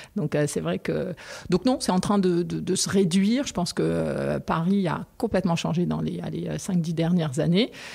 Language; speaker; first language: French; non-native, local second language; Arabic